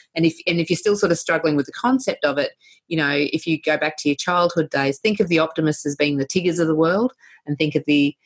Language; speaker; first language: English; native; English